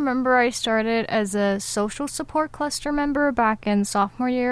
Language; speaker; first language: English; native; English